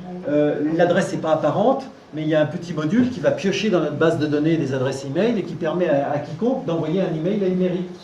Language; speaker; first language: French; native; French